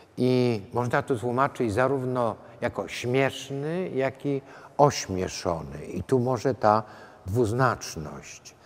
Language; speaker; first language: Polish; native; Polish